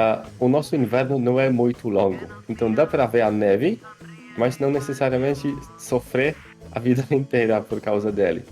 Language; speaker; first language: Portuguese; non-native, fluent; Polish